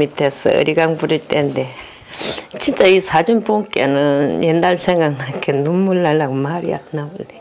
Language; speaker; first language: Korean; native; Korean